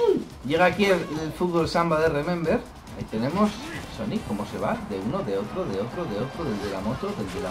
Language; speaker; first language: Spanish; native; Spanish